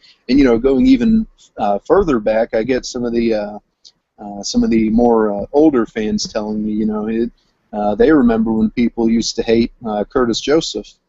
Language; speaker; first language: English; native; English